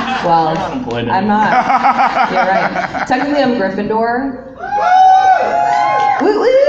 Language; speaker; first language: English; native; English